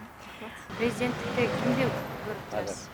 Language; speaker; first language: Kyrgyz; native; Kyrgyz